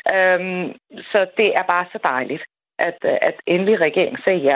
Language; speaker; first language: Danish; non-native, fluent; Persian